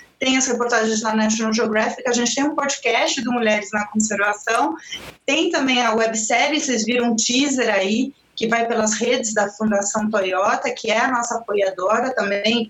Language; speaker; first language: Portuguese; non-native, fluent; Spanish